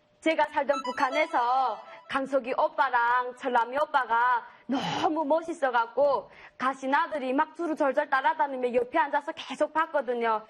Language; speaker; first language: Korean; native; Korean